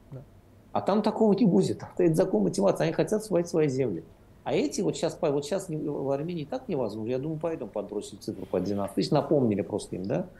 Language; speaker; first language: Russian; non-native, local second language; Azerbaijani